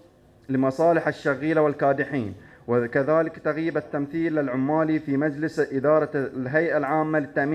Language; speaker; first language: Arabic; native; Arabic